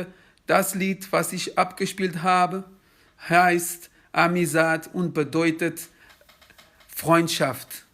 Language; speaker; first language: German; non-native, fluent; Kabuverdianu